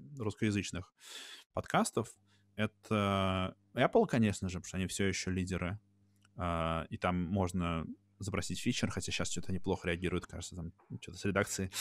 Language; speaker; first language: Russian; native; Russian